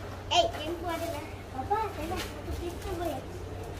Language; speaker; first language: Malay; early bilingual, other home language; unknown